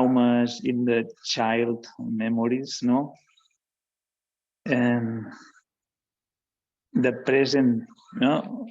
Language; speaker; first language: English; non-native, learner; Spanish